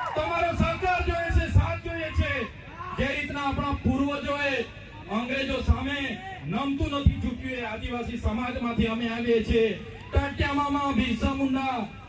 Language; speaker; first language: Gujarati; non-native, local second language; Vasavi